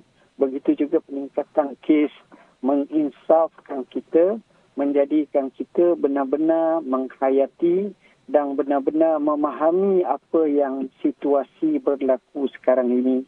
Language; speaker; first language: Malay; native; Malay